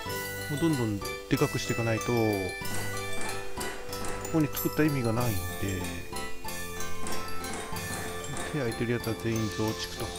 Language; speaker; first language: Japanese; native; Japanese